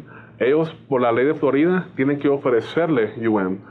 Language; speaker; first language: Spanish; native; Spanish